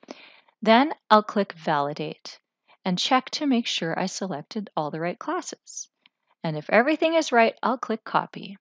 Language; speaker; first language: English; native; English